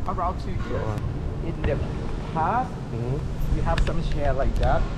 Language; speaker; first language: English; non-native, fluent; Thai